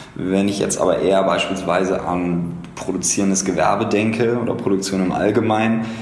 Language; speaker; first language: German; native; German